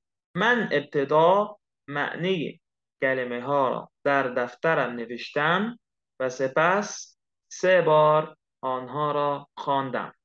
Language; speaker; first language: Persian; non-native, fluent; Arabic